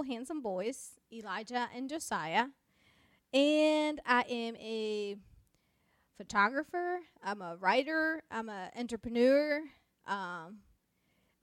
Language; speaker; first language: English; non-native, fluent; Spanish